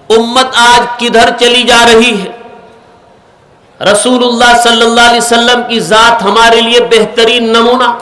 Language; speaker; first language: Urdu; native; Urdu